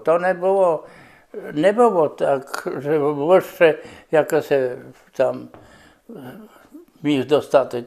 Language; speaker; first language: Polish; non-native, local second language; Rusyn